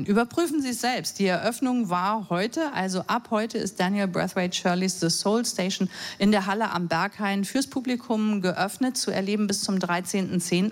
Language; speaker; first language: German; native; German